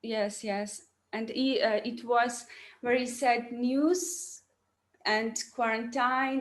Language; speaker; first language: English; non-native, learner; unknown